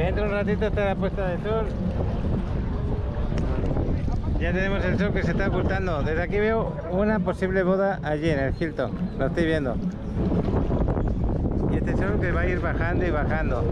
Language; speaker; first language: Spanish; native; Spanish